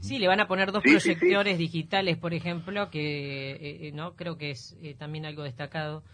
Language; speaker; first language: Spanish; native; Spanish